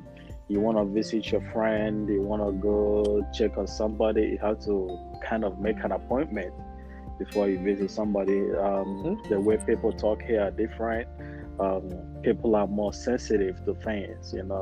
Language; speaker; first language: English; non-native, local second language; Igbo